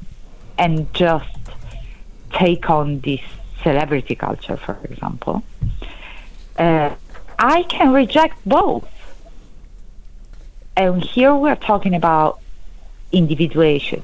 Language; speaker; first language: English; non-native, fluent; Italian